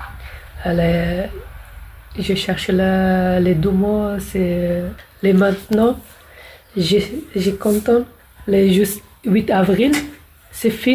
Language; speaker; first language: French; non-native, learner; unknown